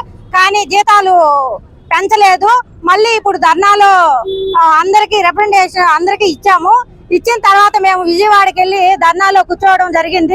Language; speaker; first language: Telugu; native; Telugu